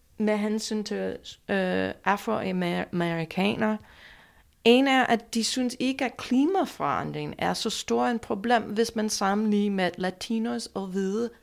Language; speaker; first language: Danish; non-native, fluent; English